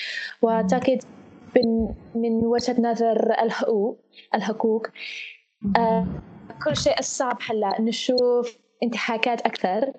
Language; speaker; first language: Arabic; non-native, fluent; English